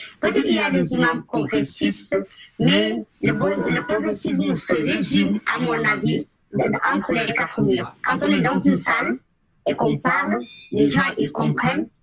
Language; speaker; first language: French; non-native, local second language; Wolof